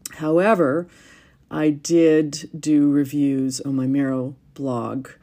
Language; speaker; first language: English; native; English